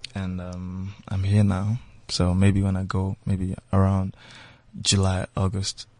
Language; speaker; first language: English; non-native, local second language; Yoruba